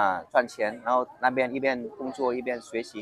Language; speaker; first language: Chinese; non-native, fluent; Vietnamese